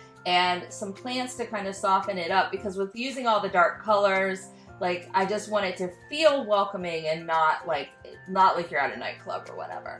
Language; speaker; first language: English; native; English